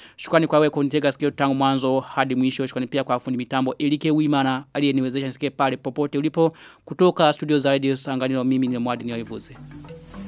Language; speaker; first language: Swahili; non-native, local second language; Rundi